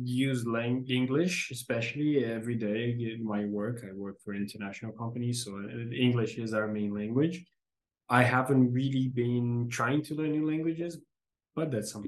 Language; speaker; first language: English; non-native, fluent; Portuguese